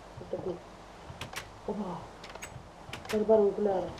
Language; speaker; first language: Ukrainian; native; Ukrainian